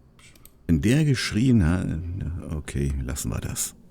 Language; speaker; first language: German; native; German